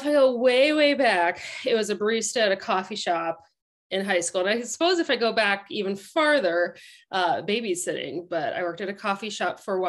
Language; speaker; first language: English; native; English